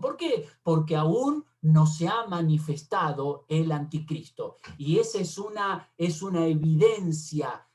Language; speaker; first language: Spanish; native; Spanish